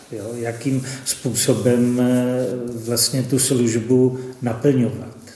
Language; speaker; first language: Czech; native; Czech